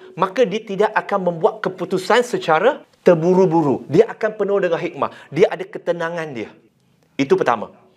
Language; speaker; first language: Malay; non-native, local second language; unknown